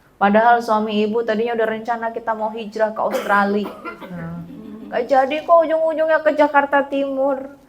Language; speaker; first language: Indonesian; native; Indonesian